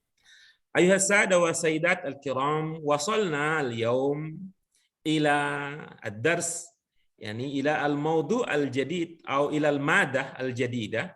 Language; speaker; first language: Arabic; non-native, fluent; Indonesian